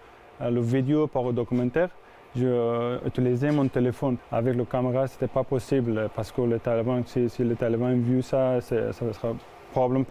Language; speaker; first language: French; non-native, learner; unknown